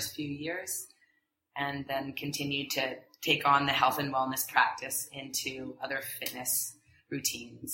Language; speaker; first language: English; native; English